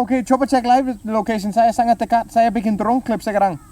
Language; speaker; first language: Indonesian; non-native, learner; English